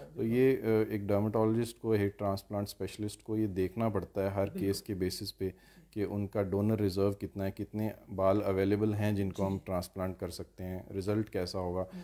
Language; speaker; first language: Hindi; native; Hindi